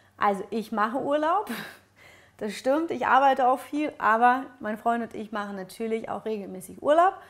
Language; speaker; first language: German; early bilingual, other home language; Russian